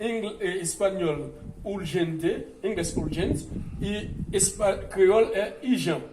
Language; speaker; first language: Portuguese; non-native, fluent; Haitian Creole